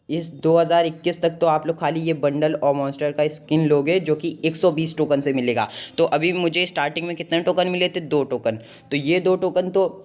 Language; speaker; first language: Hindi; native; Hindi